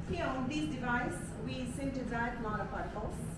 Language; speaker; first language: English; non-native, fluent; Russian